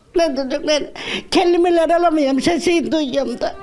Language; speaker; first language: Turkish; native; Turkish